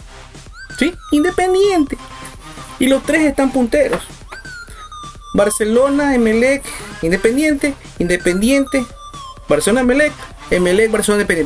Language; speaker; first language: Spanish; native; Spanish